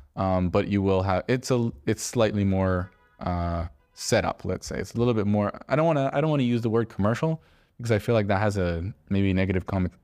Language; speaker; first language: English; native; English